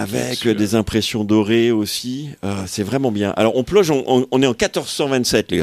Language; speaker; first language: French; native; French